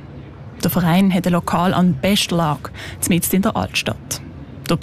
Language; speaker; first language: German; native; German